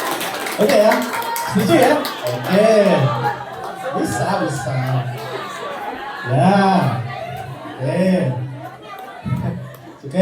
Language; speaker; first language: Indonesian; native; Indonesian